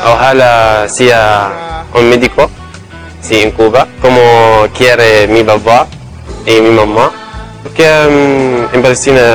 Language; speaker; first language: Spanish; non-native, learner; Arabic